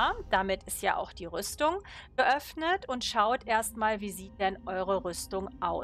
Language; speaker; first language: German; native; German